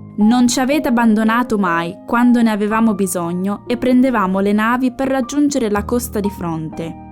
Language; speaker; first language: Italian; native; Italian